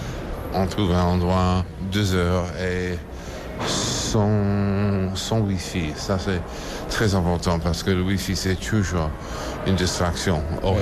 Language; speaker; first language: French; non-native, fluent; English